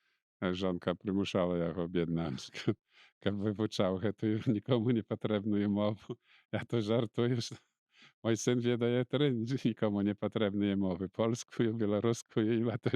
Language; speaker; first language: Polish; non-native, local second language; Belarusian